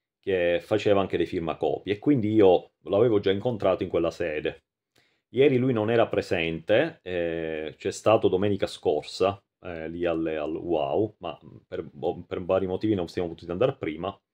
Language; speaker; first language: Italian; native; Italian